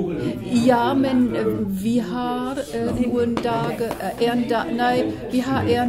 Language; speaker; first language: Norwegian; non-native, learner; German